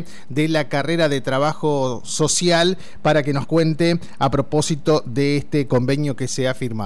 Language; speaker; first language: Spanish; native; Spanish